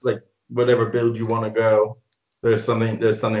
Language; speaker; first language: English; native; English